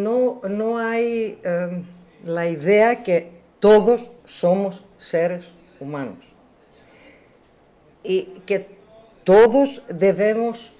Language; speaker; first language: Spanish; non-native, learner; Greek